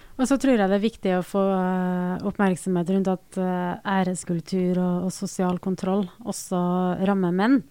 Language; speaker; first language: Norwegian; native; Norwegian